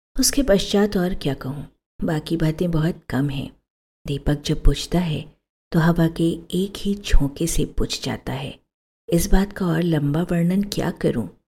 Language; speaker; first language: Hindi; native; Hindi